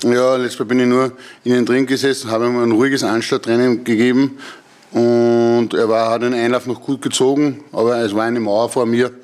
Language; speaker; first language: German; native; German